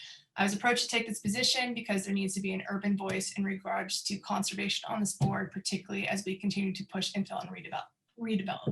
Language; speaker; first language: English; native; English